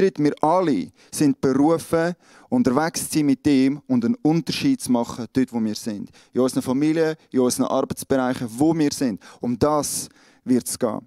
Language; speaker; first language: German; native; German